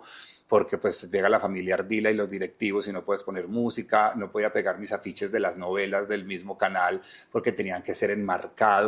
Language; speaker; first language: Spanish; native; Spanish